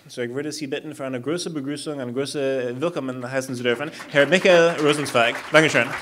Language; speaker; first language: German; non-native, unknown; English